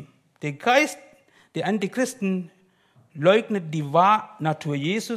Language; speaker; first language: German; non-native, learner; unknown